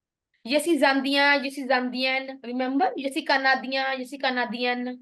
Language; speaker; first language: French; non-native, fluent; Punjabi